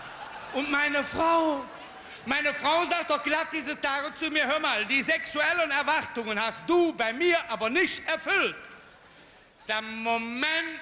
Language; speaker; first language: German; native; German